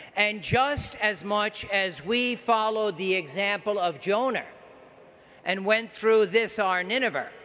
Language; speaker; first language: English; native; English